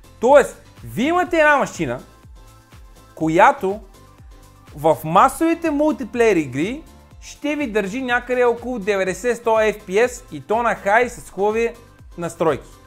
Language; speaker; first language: Bulgarian; native; Bulgarian